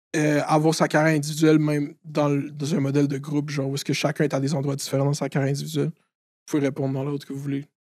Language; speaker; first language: French; native; French